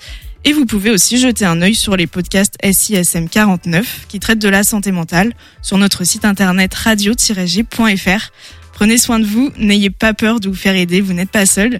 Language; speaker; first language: French; native; French